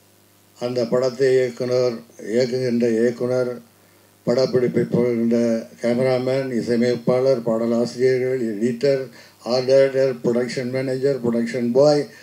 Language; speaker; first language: Tamil; native; Tamil